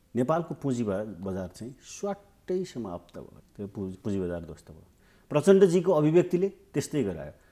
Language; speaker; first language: Nepali; native; Nepali